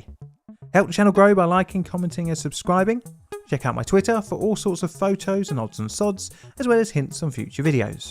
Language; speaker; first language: English; native; English